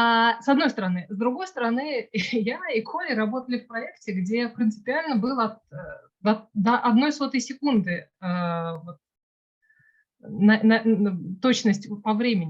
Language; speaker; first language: Russian; native; Russian